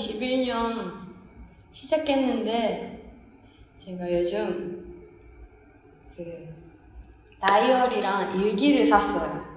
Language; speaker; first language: Korean; non-native, fluent; Japanese